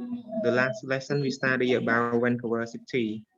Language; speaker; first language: English; non-native, learner; Khmer